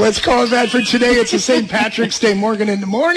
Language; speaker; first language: English; native; English